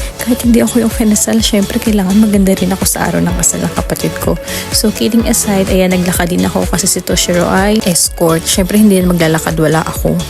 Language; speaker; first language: Filipino; native; Filipino